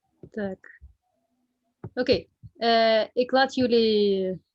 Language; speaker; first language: Dutch; non-native, fluent; Russian